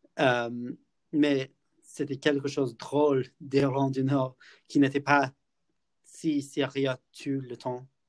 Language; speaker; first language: French; non-native, fluent; English